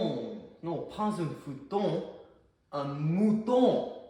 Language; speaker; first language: French; non-native, learner; English